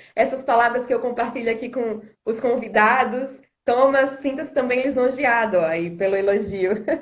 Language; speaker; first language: Portuguese; native; Portuguese